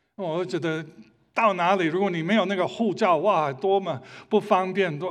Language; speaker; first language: Chinese; early bilingual, other home language; English